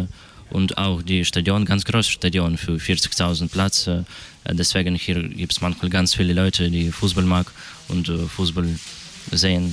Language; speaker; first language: German; non-native, fluent; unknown